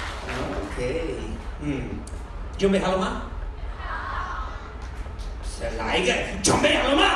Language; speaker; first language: Chinese; non-native, learner; Czech